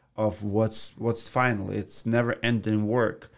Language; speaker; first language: English; non-native, fluent; Russian